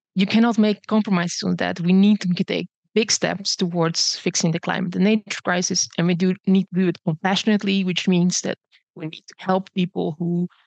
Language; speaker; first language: English; early bilingual, other home language; Bosnian